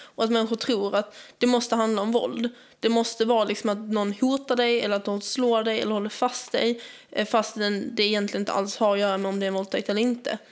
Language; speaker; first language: Swedish; native; Swedish